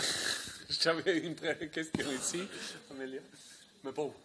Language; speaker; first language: French; non-native, learner; Spanish